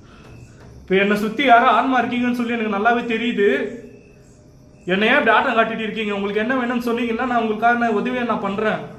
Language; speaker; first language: Tamil; native; Tamil